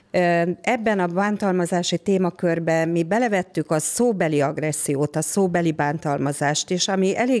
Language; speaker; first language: Hungarian; native; Hungarian